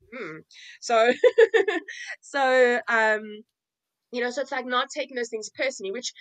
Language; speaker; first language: English; native; English